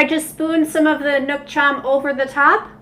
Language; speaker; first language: English; native; English